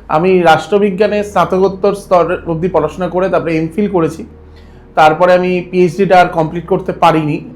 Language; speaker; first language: Bangla; native; Bangla